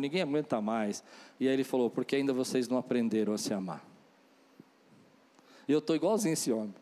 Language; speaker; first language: Portuguese; native; Portuguese